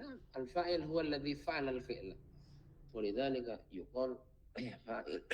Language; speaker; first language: Arabic; non-native, fluent; Indonesian